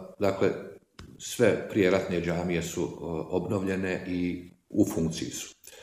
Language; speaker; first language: Croatian; native; Croatian